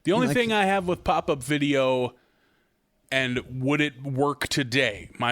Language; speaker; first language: English; native; English